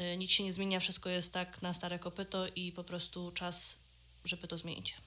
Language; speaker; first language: Polish; early bilingual, heritage; Polish